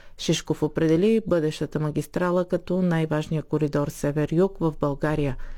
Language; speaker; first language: Bulgarian; non-native, local second language; Turkish